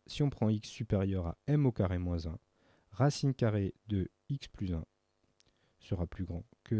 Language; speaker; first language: French; native; French